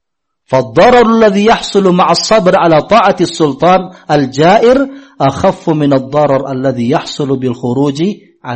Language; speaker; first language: Arabic; non-native, fluent; Indonesian